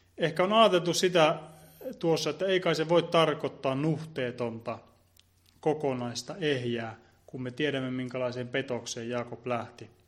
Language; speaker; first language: Finnish; native; Finnish